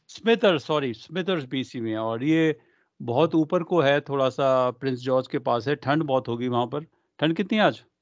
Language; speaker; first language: Hindi; non-native, local second language; Punjabi